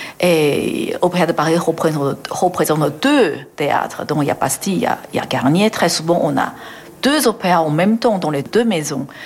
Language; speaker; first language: French; non-native, fluent; Chinese